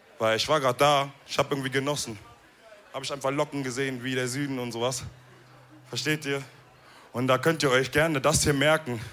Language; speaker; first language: German; early bilingual, other home language; Wolof